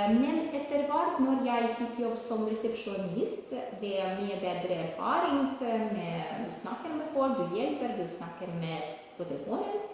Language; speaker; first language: Norwegian; non-native, learner; Ukrainian